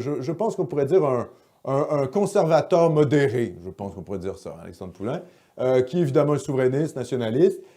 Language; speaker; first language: French; native; French